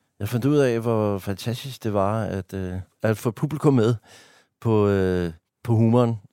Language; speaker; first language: Danish; native; Danish